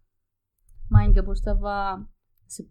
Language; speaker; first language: German; non-native, learner; Spanish